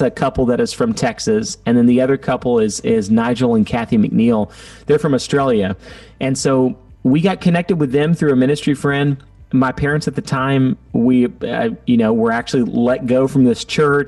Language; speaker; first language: English; native; English